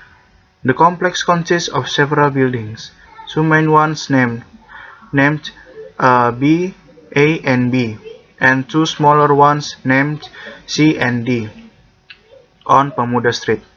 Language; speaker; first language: English; non-native, learner; Indonesian